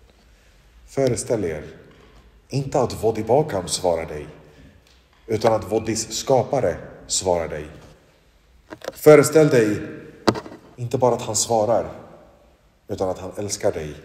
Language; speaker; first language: Swedish; non-native, local second language; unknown